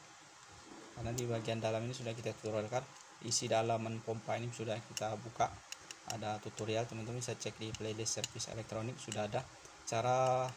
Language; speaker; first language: Indonesian; native; Indonesian